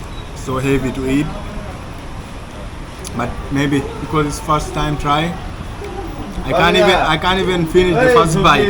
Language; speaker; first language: English; non-native, fluent; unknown